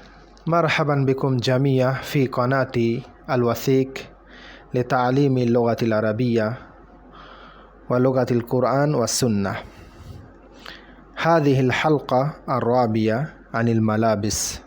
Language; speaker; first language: Arabic; non-native, fluent; Bangla